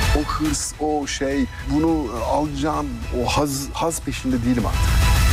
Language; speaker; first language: Turkish; early bilingual, heritage; Turkish